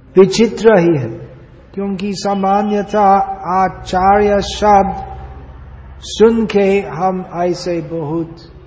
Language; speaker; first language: Hindi; non-native, fluent; English